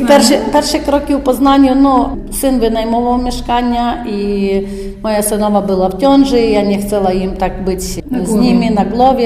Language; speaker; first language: Polish; non-native, learner; Ukrainian